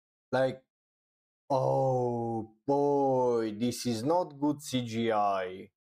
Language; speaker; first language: English; non-native, fluent; Romanian